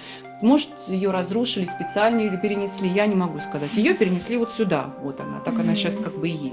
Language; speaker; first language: Russian; native; Russian